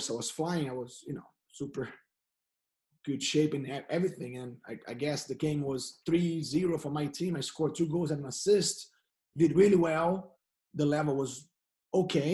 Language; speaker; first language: English; non-native, fluent; Portuguese